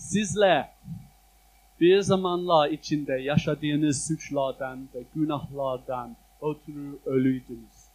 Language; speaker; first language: Turkish; non-native, fluent; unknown